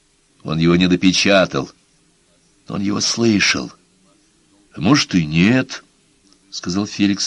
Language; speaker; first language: Russian; native; Russian